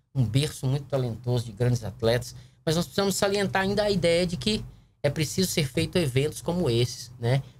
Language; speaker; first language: Portuguese; native; Portuguese